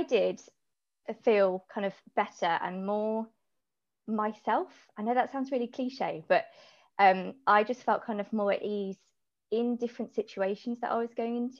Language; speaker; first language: English; native; English